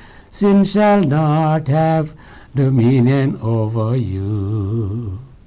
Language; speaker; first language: English; non-native, local second language; Telugu